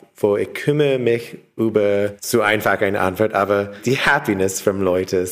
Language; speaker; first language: German; non-native, learner; English